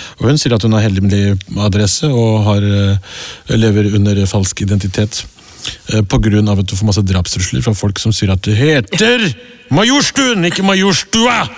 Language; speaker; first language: Norwegian; early bilingual, other home language; Urdu